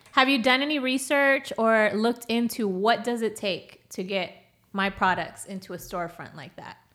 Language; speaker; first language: English; early bilingual, other home language; Spanish